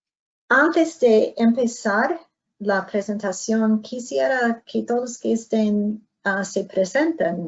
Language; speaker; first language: Spanish; non-native, fluent; English